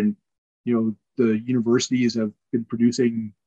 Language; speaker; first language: English; native; English